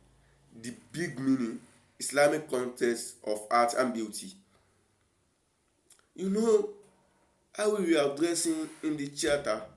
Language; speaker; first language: English; non-native, local second language; Yoruba